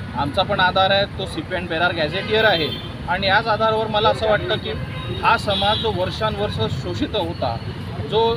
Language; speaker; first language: Marathi; non-native, local second language; Lambadi